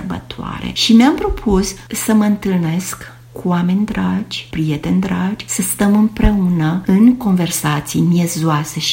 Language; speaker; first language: Romanian; native; Romanian